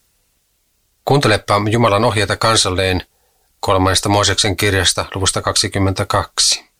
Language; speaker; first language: Finnish; native; Finnish